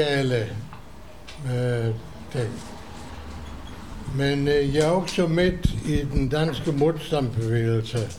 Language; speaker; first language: Danish; non-native, fluent; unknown